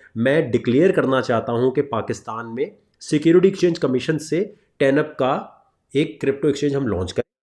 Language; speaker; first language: Urdu; native; Urdu